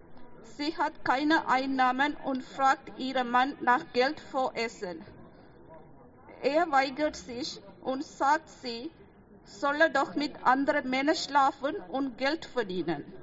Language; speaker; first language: German; non-native, fluent; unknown